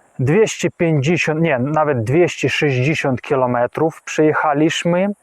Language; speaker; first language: Polish; non-native, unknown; Ukrainian